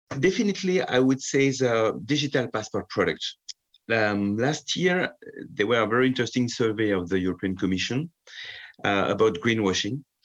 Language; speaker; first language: English; non-native, fluent; French